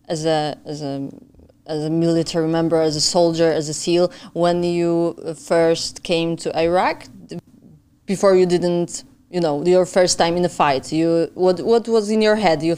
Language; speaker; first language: English; non-native, fluent; Polish